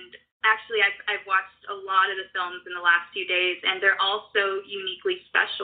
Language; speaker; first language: English; native; English